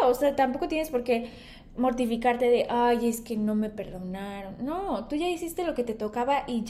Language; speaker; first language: Spanish; native; Spanish